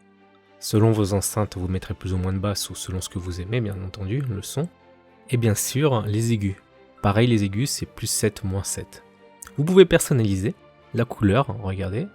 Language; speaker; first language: French; native; French